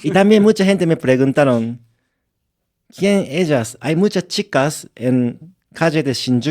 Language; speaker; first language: Spanish; non-native, learner; Japanese